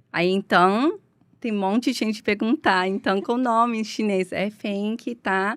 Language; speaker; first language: Portuguese; non-native, learner; Chinese